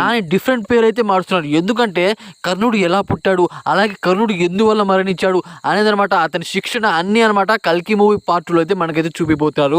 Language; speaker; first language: Telugu; native; Telugu